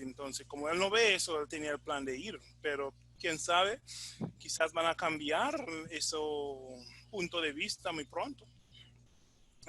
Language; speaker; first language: Spanish; non-native, fluent; English